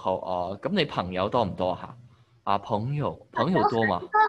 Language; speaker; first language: Cantonese; native; Cantonese